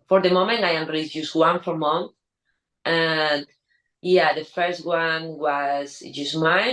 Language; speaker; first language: English; non-native, learner; Spanish